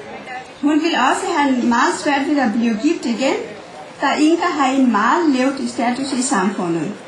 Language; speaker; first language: Danish; non-native, fluent; Nepali